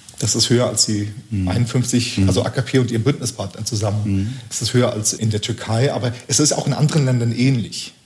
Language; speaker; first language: German; early bilingual, other home language; Turkish